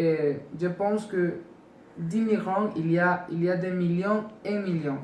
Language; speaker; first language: French; non-native, learner; Spanish